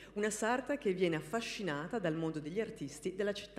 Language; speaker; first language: Italian; native; Italian